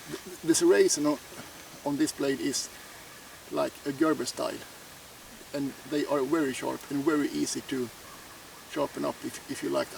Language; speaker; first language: English; non-native, fluent; Swedish